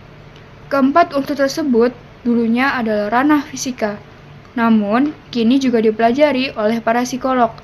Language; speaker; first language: Indonesian; native; Indonesian